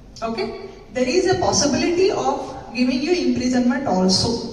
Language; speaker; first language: English; non-native, local second language; Telugu